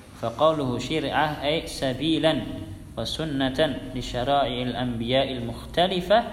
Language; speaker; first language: Arabic; non-native, fluent; Indonesian